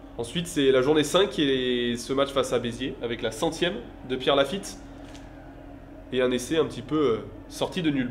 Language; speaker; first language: French; native; French